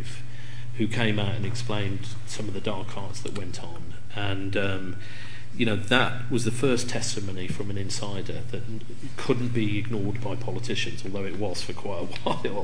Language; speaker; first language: English; native; English